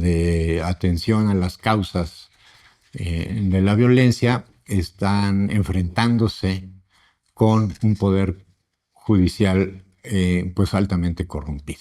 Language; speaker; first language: Spanish; native; Spanish